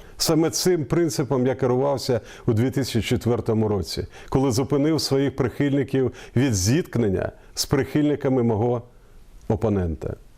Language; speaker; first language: Ukrainian; non-native, local second language; Russian